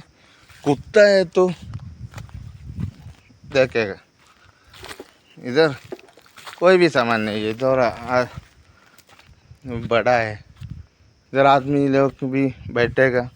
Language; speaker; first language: Hindi; non-native, local second language; Malayalam